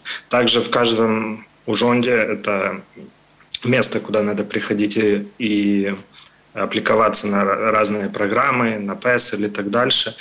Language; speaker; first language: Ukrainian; non-native, local second language; Russian